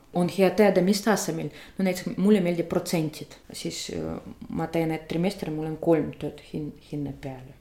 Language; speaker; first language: Estonian; non-native, fluent; Russian